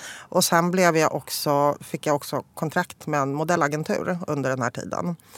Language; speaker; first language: Swedish; early bilingual, other home language; Polish